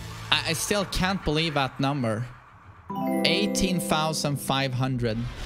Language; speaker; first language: English; non-native, fluent; Swedish